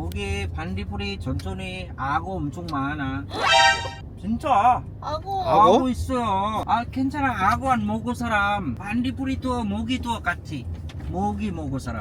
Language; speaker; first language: Korean; non-native, learner; Malay